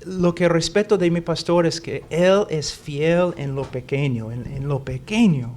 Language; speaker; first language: Spanish; non-native, fluent; English